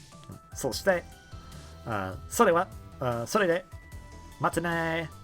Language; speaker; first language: Japanese; non-native, learner; English